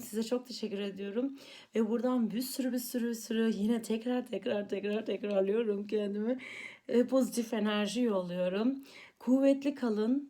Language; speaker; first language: Turkish; early bilingual, heritage; Turkish